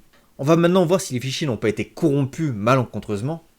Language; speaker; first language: French; native; French